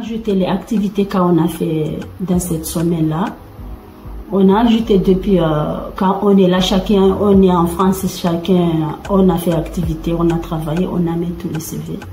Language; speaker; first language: French; non-native, learner; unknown